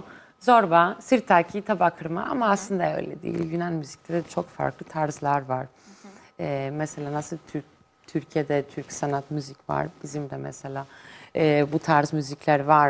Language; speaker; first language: Turkish; non-native, fluent; Greek